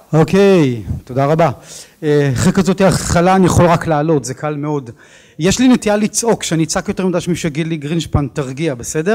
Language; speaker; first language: Hebrew; native; Hebrew